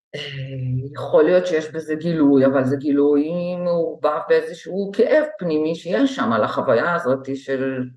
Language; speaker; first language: Hebrew; native; Hebrew